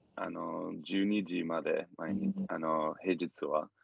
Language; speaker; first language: Japanese; non-native, learner; English